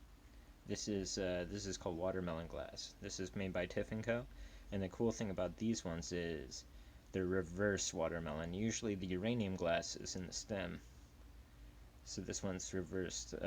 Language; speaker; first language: English; native; English